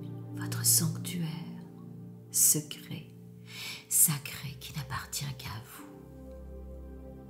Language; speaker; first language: French; native; French